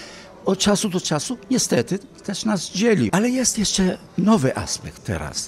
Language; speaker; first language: Polish; early bilingual, heritage; Polish